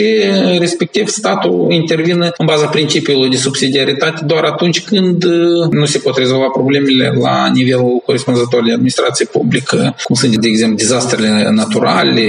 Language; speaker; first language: Romanian; native; Romanian